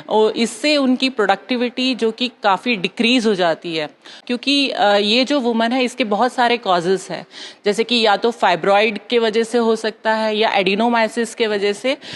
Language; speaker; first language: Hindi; non-native, local second language; Malayalam